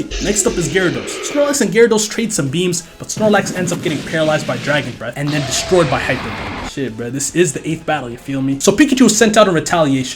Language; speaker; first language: English; native; English